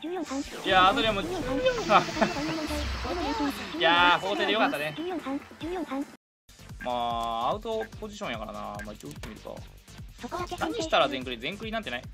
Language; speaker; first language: Japanese; native; Japanese